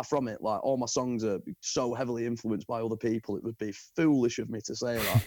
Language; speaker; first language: English; native; English